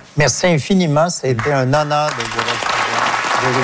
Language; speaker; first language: French; native; French